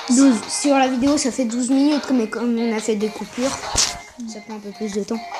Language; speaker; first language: French; native; French